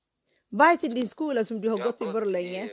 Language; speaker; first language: Swedish; non-native, fluent; Somali